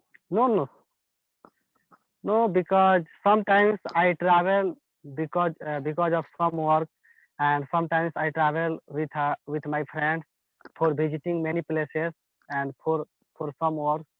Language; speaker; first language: English; non-native, learner; Hindi